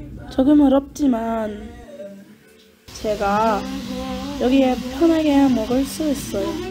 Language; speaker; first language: Korean; non-native, learner; English